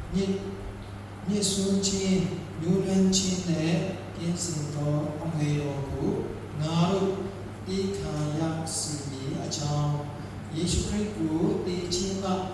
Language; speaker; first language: Burmese; non-native, local second language; Tedim Chin